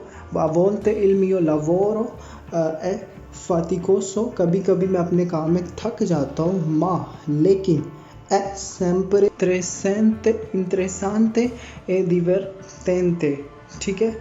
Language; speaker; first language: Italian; non-native, fluent; Urdu